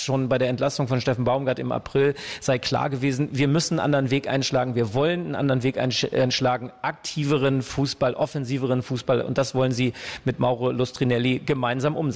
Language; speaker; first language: German; native; German